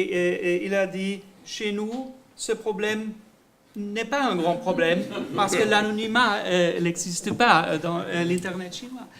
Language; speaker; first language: French; non-native, fluent; German